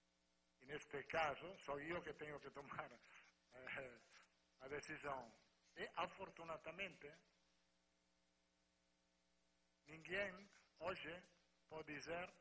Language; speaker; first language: Portuguese; non-native, fluent; Spanish